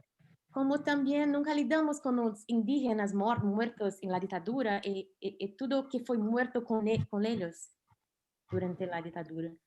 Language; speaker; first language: Spanish; non-native, learner; Portuguese